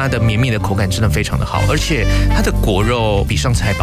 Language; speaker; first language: Chinese; native; Chinese